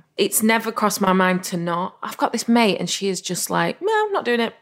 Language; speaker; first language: English; native; English